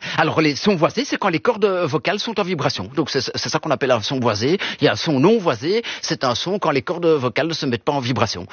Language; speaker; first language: French; early bilingual, other home language; Italian